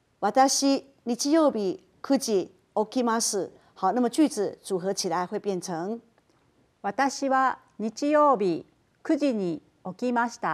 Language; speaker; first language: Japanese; non-native, fluent; Chinese